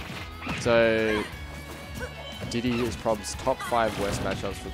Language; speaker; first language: English; native; English